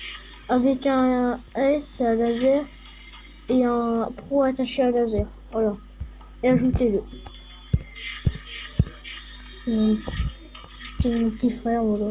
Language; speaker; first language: French; native; French